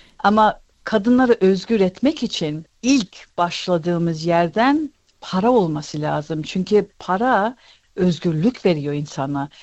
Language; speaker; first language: Turkish; early bilingual, heritage; Turkish